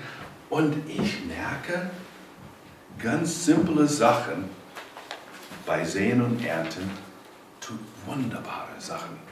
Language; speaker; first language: German; non-native, learner; English